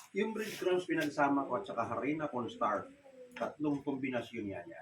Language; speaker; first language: Filipino; non-native, local second language; Bikol